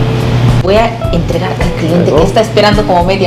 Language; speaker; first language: Spanish; non-native, fluent; Korean